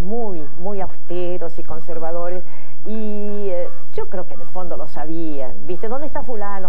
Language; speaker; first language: Spanish; native; Spanish